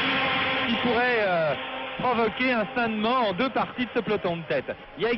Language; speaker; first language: French; native; French